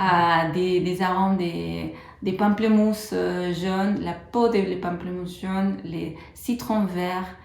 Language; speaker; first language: French; non-native, fluent; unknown